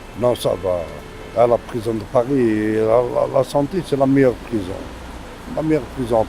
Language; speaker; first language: French; non-native, local second language; Arabic